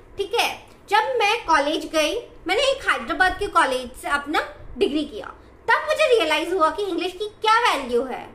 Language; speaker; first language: Hindi; native; Hindi